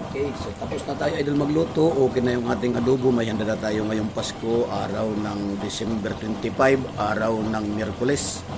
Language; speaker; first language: Filipino; native; Filipino